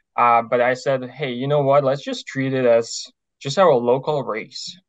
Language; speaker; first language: English; non-native, fluent; Ukrainian